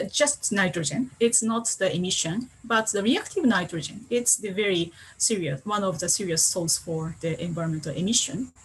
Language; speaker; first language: English; non-native, fluent; Japanese